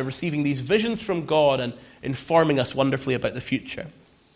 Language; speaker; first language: English; native; English